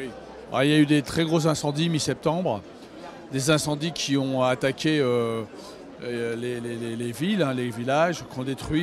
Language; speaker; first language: French; native; French